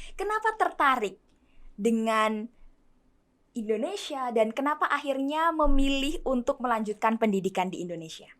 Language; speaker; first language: Indonesian; native; Indonesian